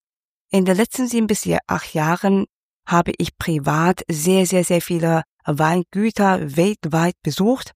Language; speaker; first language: German; non-native, fluent; Cantonese